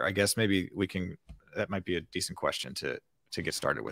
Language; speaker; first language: English; native; English